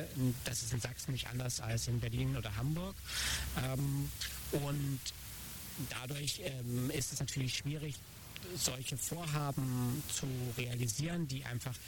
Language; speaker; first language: German; native; German